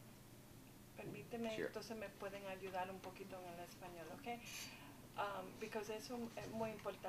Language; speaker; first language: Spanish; early bilingual, heritage; Spanish